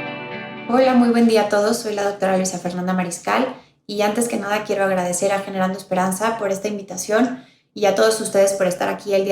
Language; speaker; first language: Spanish; native; Spanish